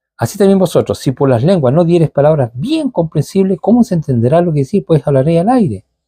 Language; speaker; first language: Spanish; native; Spanish